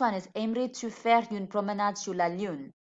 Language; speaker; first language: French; non-native, fluent; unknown